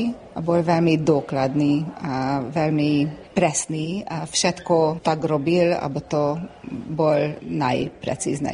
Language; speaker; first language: Slovak; early bilingual, heritage; Slovak